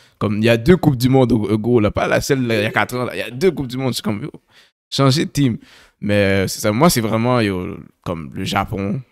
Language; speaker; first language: French; native; French